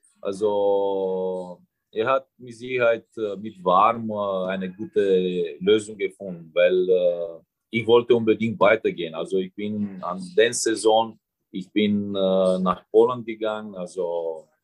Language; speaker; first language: German; non-native, fluent; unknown